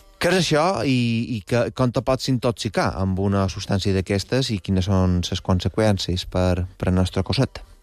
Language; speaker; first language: Catalan; native; Catalan